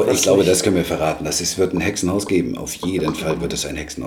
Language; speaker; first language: German; native; German